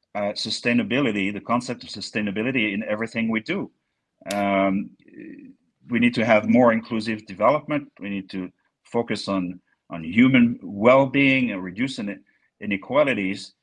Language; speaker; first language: English; non-native, fluent; French